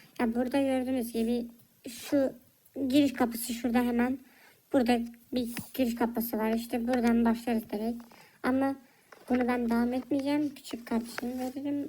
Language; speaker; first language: Turkish; early bilingual, heritage; Turkish